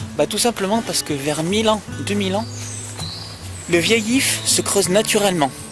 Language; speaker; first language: French; native; French